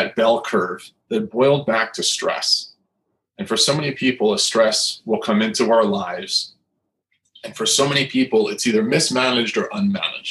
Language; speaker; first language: English; native; English